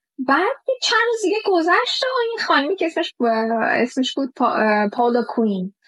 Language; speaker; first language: Persian; native; Persian